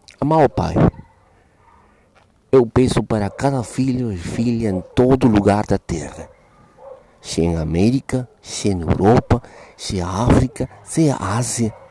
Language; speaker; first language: Portuguese; non-native, learner; Spanish